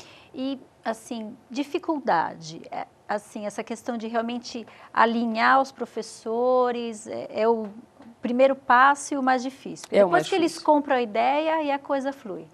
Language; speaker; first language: Portuguese; native; Portuguese